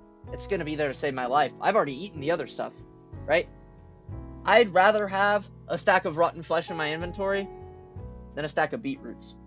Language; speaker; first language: English; native; English